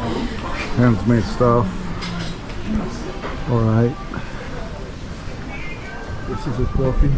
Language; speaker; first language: English; non-native, fluent; Turkish